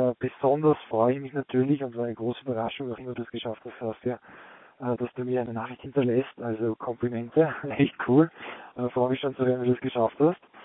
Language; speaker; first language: German; native; German